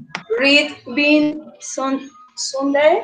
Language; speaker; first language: English; non-native, learner; Spanish